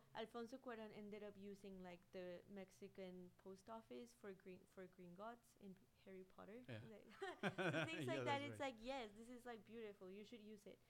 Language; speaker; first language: English; non-native, fluent; Spanish